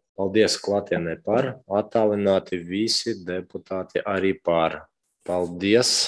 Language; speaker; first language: Latvian; non-native, local second language; Russian